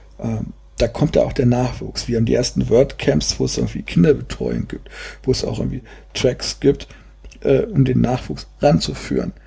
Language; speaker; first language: German; native; German